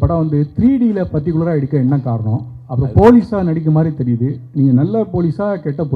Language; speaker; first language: Tamil; native; Tamil